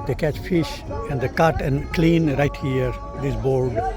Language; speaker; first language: English; non-native, local second language; Bangla